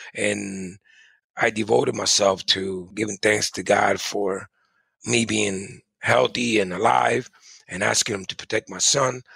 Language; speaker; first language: English; early bilingual, other home language; Spanish